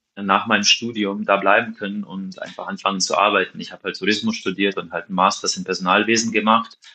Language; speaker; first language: German; non-native, fluent; Slovenian